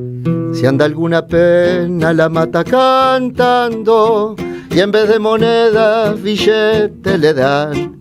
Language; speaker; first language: Spanish; native; Spanish